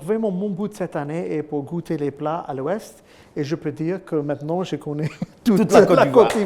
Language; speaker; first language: French; non-native, fluent; English